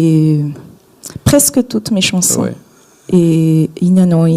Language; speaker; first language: French; non-native, local second language; Malagasy